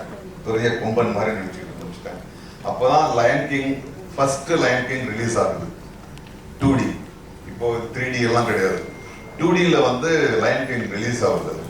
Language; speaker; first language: Tamil; native; Tamil